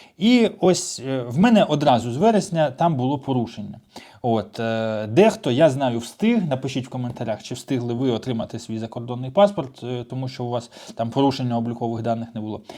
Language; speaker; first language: Ukrainian; non-native, local second language; Russian